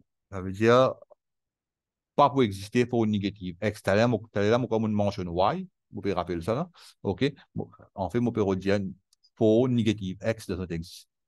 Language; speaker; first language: French; non-native, local second language; Morisyen